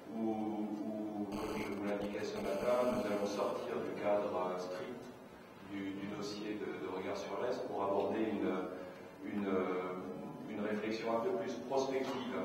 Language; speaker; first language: French; native; French